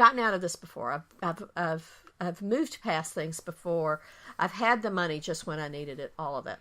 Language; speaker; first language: English; native; English